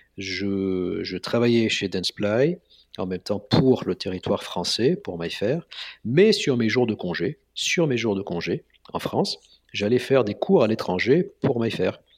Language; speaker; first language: French; non-native, local second language; Arabic